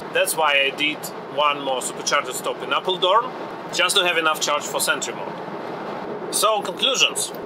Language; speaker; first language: English; non-native, fluent; Ukrainian